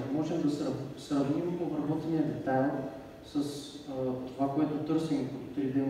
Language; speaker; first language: Bulgarian; native; Bulgarian